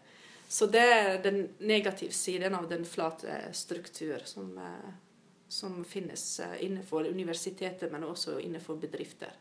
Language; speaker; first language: Norwegian; non-native, fluent; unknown